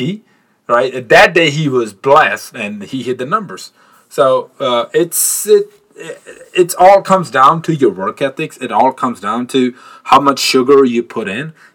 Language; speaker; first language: English; non-native, local second language; Punjabi